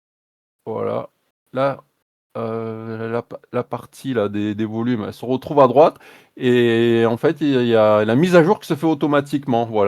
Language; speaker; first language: French; native; French